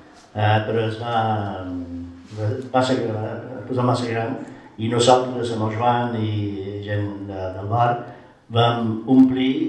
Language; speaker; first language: Catalan; non-native, fluent; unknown